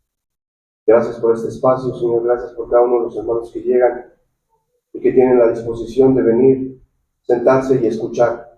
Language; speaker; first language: Spanish; native; Spanish